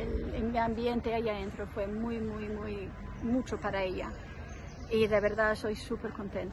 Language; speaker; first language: Spanish; non-native, fluent; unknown